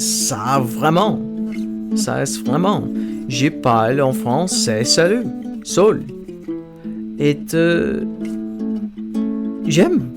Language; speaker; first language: French; non-native, learner; English